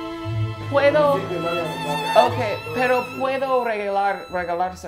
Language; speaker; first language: Spanish; non-native, learner; English